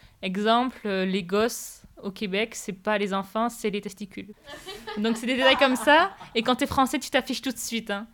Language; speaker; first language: French; native; French